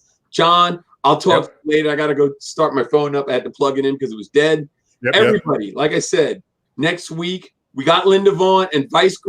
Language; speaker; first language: English; native; English